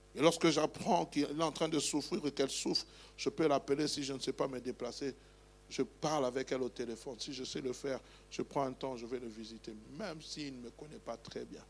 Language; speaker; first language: French; non-native, local second language; Luba-Lulua